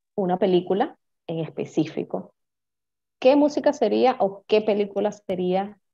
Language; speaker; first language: Spanish; native; Spanish